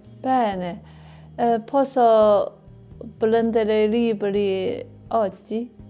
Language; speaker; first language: Italian; non-native, learner; Chinese